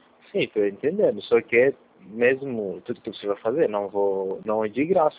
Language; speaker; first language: Portuguese; non-native, fluent; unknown